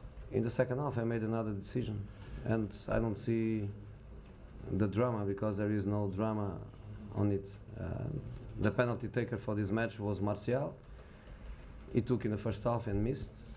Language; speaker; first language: English; non-native, fluent; Portuguese